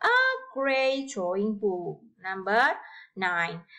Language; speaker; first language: English; non-native, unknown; Indonesian